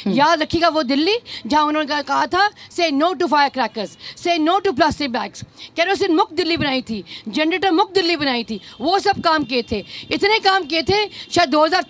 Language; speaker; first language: Hindi; native; Hindi